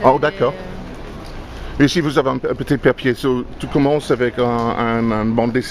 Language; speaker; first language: French; non-native, learner; English